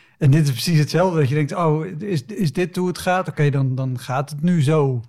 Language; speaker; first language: Dutch; native; Dutch